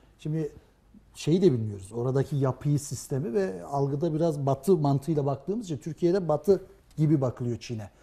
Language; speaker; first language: Turkish; native; Turkish